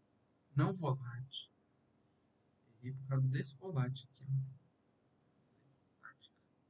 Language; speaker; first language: Portuguese; native; Portuguese